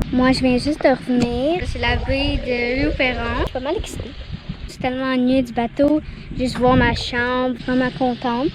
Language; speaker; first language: French; native; French